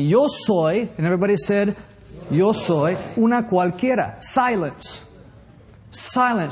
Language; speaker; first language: Spanish; non-native, fluent; English